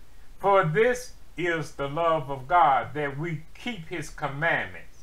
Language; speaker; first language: English; native; English